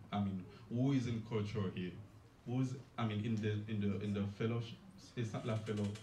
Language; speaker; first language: English; non-native, learner; Haitian Creole